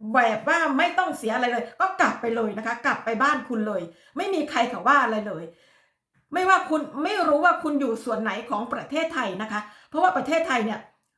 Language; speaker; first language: Thai; native; Thai